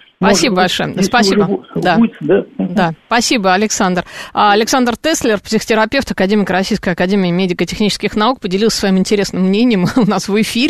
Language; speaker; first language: Russian; native; Russian